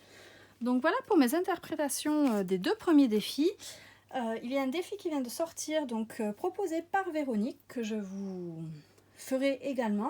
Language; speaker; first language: French; native; French